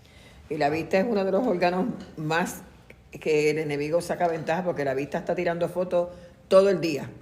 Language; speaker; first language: Spanish; native; Spanish